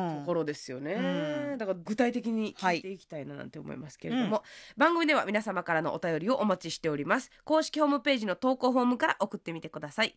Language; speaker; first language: Japanese; native; Japanese